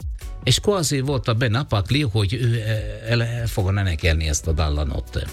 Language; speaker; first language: Hungarian; non-native, learner; Italian